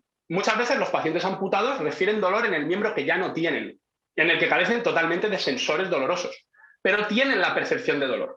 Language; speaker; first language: Spanish; native; Spanish